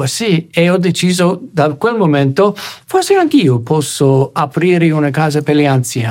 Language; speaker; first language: Italian; non-native, fluent; English